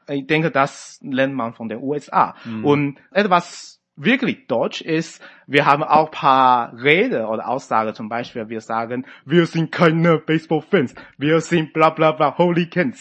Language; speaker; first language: German; non-native, fluent; Chinese